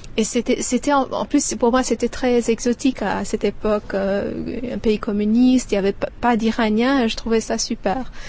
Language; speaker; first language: French; non-native, fluent; Persian